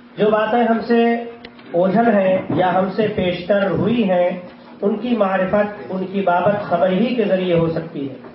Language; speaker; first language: Urdu; native; Urdu